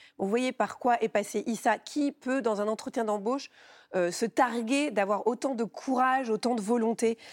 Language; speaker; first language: French; native; French